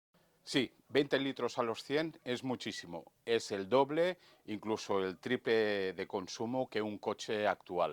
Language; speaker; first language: Spanish; native; Spanish